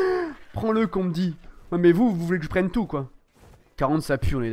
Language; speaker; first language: French; native; French